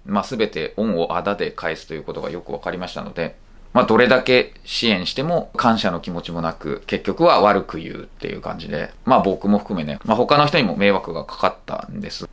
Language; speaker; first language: Japanese; native; Japanese